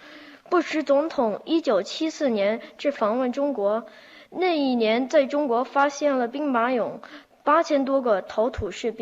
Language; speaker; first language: Chinese; early bilingual, heritage; Chinese